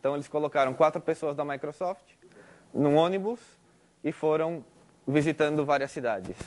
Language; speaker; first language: Portuguese; early bilingual, heritage; Spanish